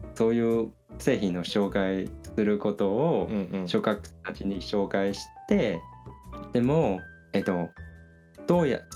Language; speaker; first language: Japanese; non-native, fluent; Chinese